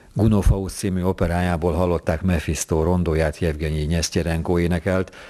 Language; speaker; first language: Hungarian; native; Hungarian